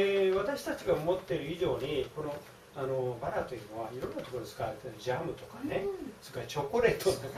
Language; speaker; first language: Japanese; native; Japanese